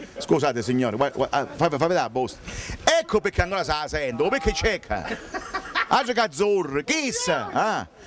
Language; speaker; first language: Italian; native; Italian